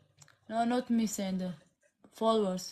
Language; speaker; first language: English; non-native, learner; Arabic